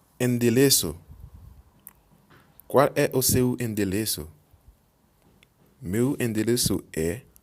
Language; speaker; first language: Portuguese; non-native, learner; Haitian Creole